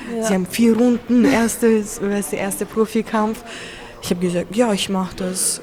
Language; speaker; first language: German; early bilingual, other home language; Turkish